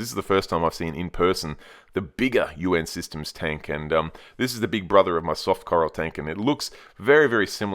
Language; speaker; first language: English; native; English